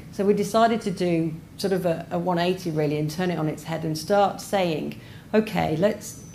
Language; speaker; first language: English; native; English